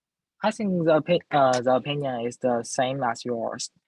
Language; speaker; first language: English; non-native, learner; Chinese